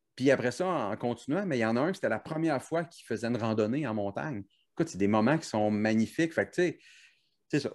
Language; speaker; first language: French; native; French